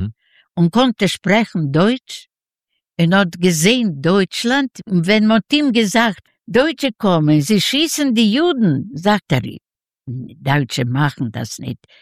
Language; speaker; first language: German; non-native, fluent; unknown